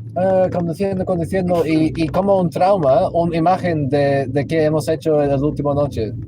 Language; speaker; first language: Spanish; non-native, local second language; English